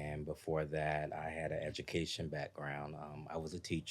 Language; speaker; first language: English; native; English